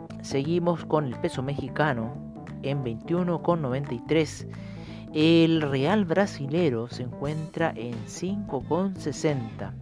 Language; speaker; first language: Spanish; native; Spanish